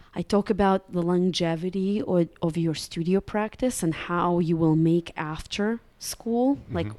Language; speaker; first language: English; early bilingual, other home language; Russian